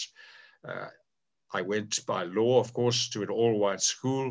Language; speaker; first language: English; native; English